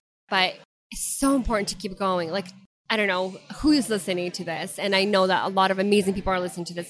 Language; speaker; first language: English; non-native, fluent; Russian